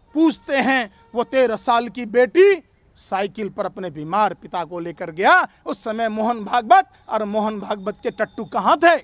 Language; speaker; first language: Hindi; native; Hindi